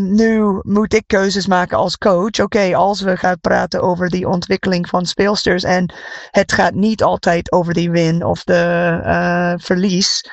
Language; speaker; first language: Dutch; non-native, fluent; English